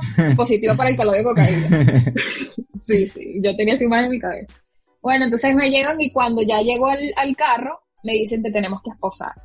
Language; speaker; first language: Spanish; native; Spanish